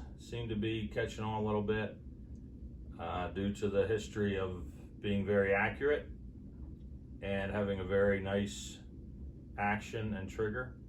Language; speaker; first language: English; native; English